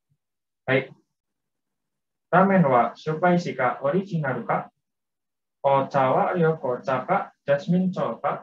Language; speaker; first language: Japanese; non-native, learner; Indonesian